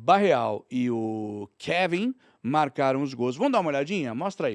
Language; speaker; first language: Portuguese; native; Portuguese